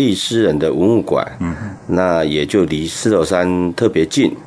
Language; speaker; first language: Chinese; native; Chinese